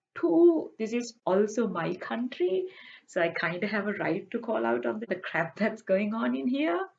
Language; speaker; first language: English; non-native, local second language; Sinhala